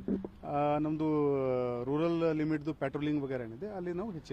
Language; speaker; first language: Kannada; non-native, fluent; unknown